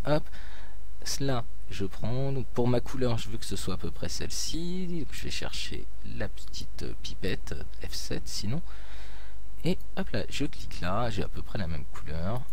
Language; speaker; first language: French; native; French